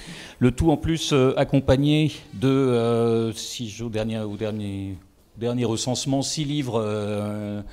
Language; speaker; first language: French; native; French